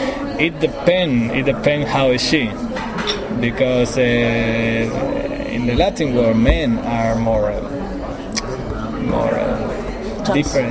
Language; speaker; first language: English; non-native, learner; Spanish